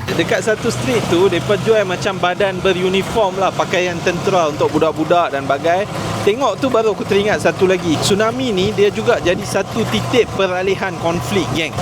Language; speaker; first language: Malay; native; Malay